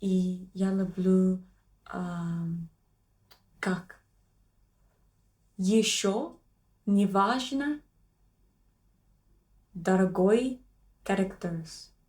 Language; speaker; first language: Russian; non-native, learner; English